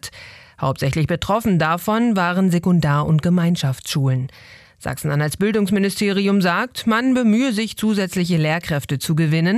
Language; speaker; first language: German; native; German